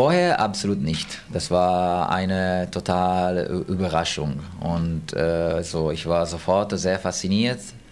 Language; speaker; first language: German; non-native, fluent; Italian